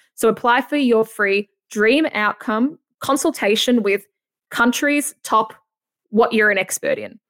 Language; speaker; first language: English; native; English